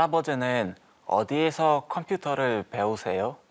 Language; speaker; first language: Korean; non-native, learner; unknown